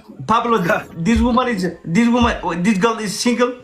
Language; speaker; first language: English; non-native, learner; Oromo